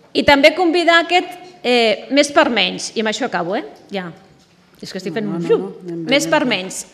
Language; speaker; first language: Catalan; native; Catalan